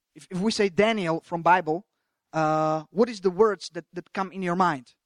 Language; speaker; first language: English; non-native, fluent; Slovak